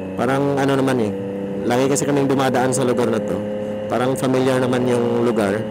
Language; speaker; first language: Filipino; non-native, local second language; Cebuano